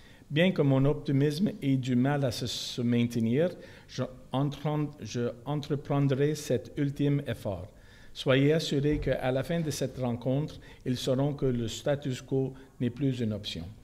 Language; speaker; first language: French; non-native, local second language; English